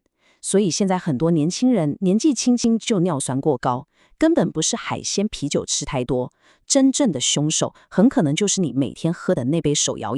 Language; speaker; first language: Chinese; native; Chinese